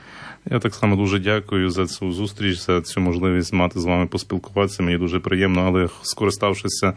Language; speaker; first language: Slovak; non-native, learner; Ukrainian